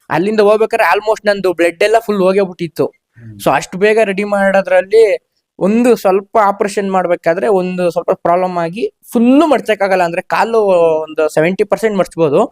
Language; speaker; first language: Kannada; native; Kannada